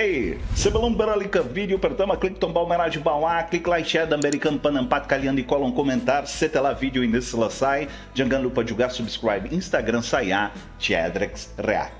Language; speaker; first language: Indonesian; non-native, fluent; Portuguese